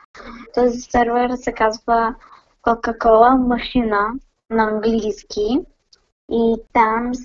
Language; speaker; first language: Bulgarian; native; Bulgarian